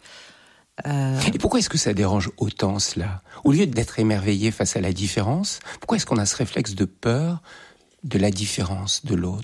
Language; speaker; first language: French; native; French